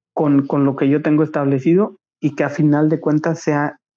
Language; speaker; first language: Spanish; native; Spanish